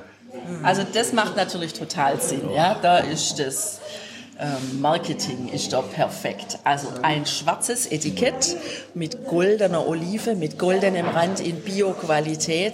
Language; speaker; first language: German; native; German